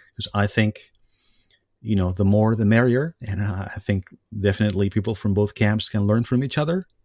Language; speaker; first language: English; non-native, fluent; Spanish